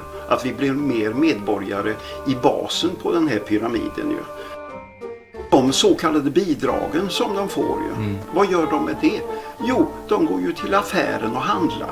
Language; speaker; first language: Swedish; native; Swedish